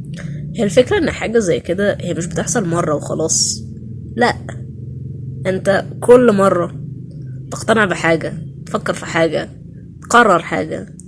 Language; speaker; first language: Arabic; native; Arabic